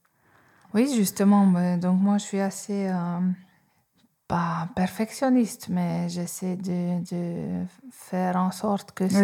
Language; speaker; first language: French; non-native, fluent; Hungarian